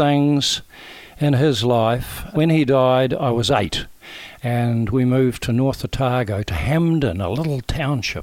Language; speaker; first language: English; native; English